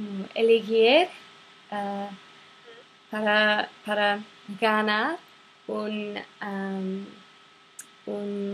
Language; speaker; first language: Spanish; non-native, learner; English